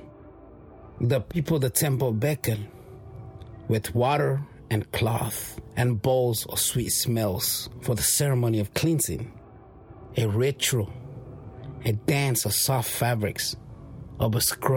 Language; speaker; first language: English; non-native, fluent; Mixtepec Mixtec